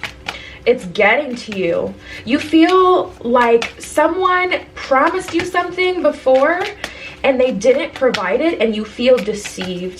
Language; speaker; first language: English; native; English